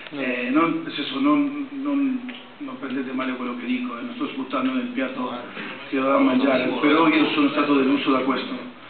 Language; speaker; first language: Italian; non-native, fluent; Spanish